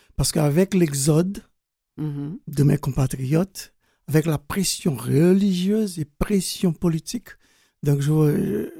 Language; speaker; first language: French; non-native, local second language; Haitian Creole